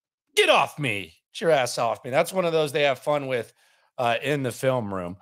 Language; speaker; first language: English; native; English